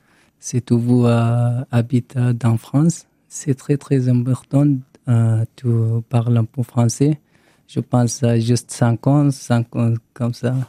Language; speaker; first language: French; non-native, learner; Arabic